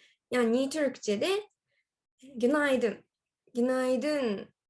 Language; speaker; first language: Turkish; non-native, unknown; Japanese